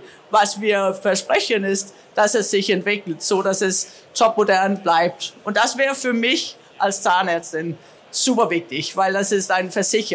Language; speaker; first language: German; non-native, learner; Danish